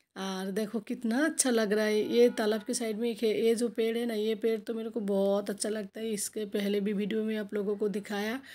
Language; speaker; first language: Hindi; non-native, local second language; Bangla